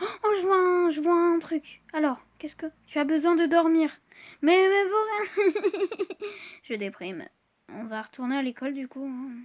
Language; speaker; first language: French; native; French